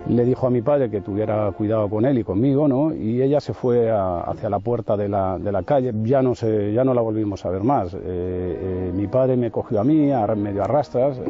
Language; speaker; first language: Spanish; native; Spanish